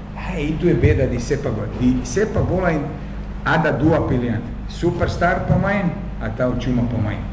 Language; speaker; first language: Indonesian; non-native, fluent; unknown